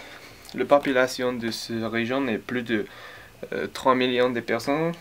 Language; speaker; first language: French; non-native, learner; English